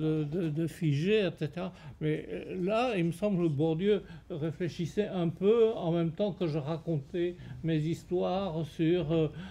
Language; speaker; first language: French; native; French